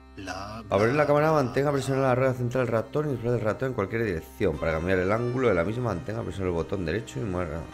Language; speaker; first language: Spanish; native; Spanish